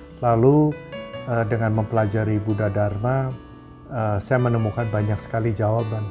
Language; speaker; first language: Indonesian; native; Indonesian